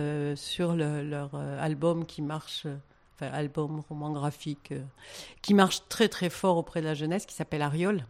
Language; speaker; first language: French; native; French